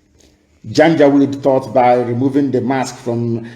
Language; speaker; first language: English; non-native, local second language; Igbo